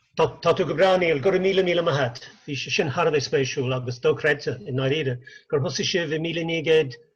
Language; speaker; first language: Irish; native; Irish